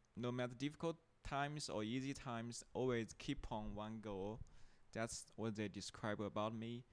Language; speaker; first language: English; non-native, fluent; Chinese